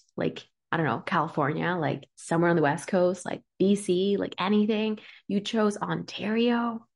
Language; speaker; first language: English; early bilingual, other home language; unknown